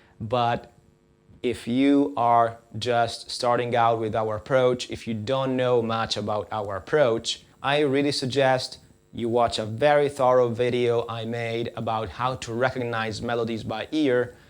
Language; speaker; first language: English; non-native, fluent; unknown